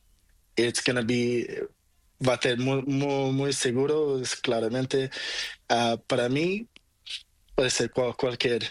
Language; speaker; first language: Spanish; non-native, learner; Portuguese